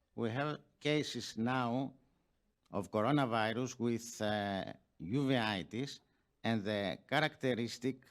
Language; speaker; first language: English; non-native, fluent; Greek